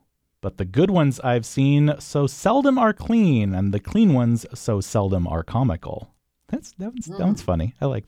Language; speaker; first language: English; native; English